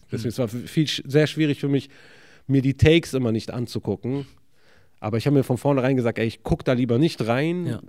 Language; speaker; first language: German; early bilingual, other home language; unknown